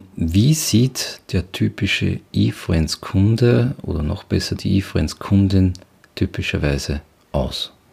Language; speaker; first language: German; native; German